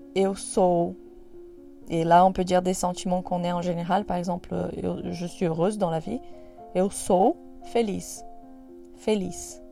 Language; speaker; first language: French; non-native, fluent; Portuguese